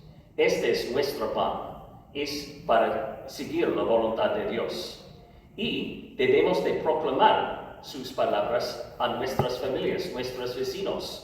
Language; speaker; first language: Spanish; non-native, learner; English